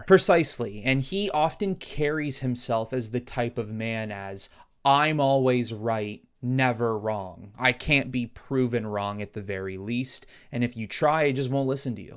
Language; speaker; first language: English; native; English